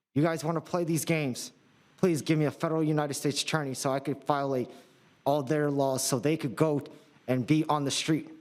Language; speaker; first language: English; non-native, fluent; Russian